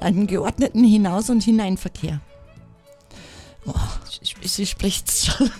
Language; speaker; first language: German; native; German